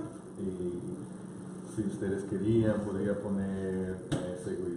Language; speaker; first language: Spanish; non-native, learner; English